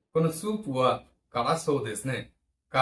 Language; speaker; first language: Japanese; non-native, fluent; Bangla